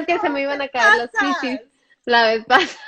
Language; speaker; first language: Spanish; early bilingual, heritage; Spanish